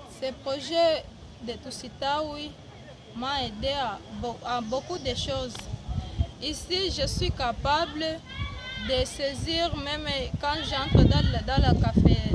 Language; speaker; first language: French; non-native, learner; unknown